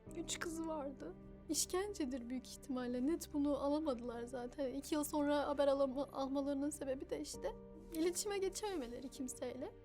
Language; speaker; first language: Turkish; early bilingual, other home language; Chinese